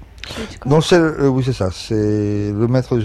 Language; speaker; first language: French; native; French